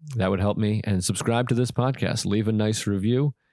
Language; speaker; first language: English; native; English